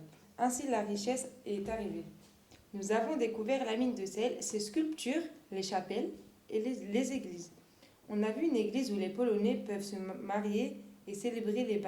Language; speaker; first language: French; native; French